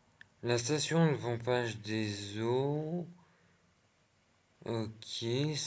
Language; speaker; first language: French; native; French